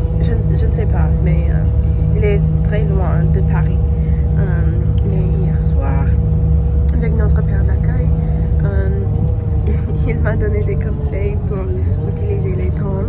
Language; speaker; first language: French; non-native, learner; English